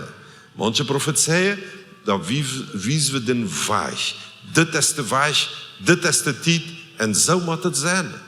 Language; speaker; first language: German; non-native, learner; Plautdietsch